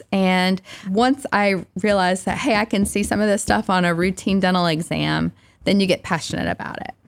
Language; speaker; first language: English; native; English